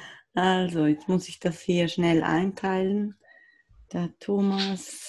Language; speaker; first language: German; native; German